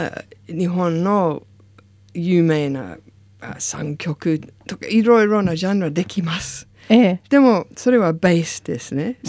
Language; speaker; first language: Japanese; non-native, learner; English